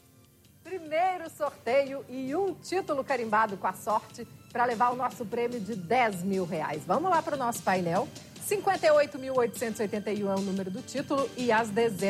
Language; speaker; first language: Portuguese; native; Portuguese